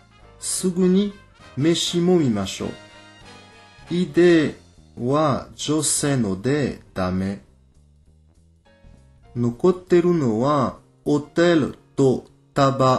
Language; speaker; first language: Japanese; non-native, fluent; French